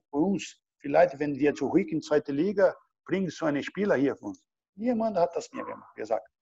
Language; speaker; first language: German; non-native, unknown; Portuguese